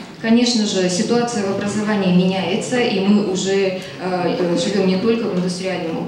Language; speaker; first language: Russian; native; Russian